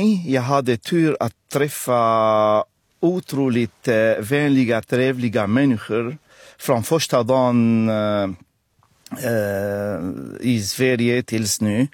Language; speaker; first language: Swedish; non-native, fluent; Arabic